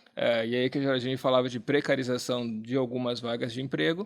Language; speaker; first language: Portuguese; native; Portuguese